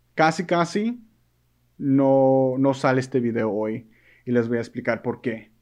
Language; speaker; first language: Spanish; early bilingual, heritage; Spanish